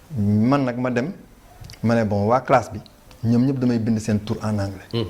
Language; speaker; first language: Wolof; native; Wolof